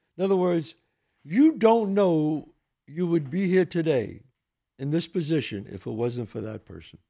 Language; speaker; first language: English; early bilingual, other home language; Italian